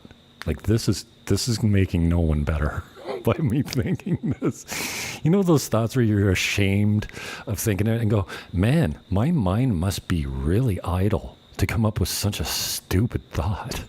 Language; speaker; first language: English; native; English